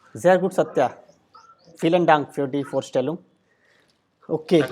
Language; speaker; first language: German; non-native, fluent; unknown